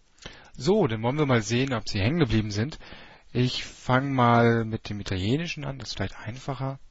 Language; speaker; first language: German; native; German